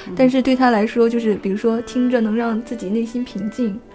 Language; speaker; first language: Chinese; native; Chinese